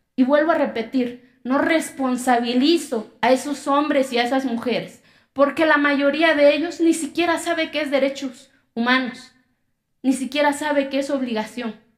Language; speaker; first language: Spanish; non-native, local second language; Zapotec